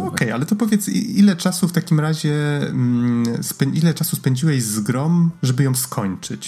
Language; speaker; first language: Polish; native; Polish